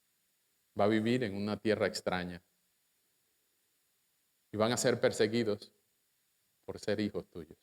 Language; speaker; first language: Spanish; native; Spanish